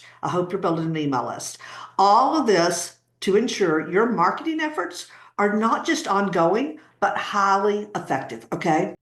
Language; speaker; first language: English; native; English